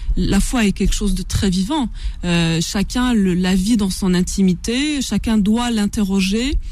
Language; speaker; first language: French; non-native, local second language; Kabyle